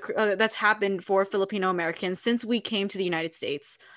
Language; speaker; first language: English; early bilingual, other home language; Filipino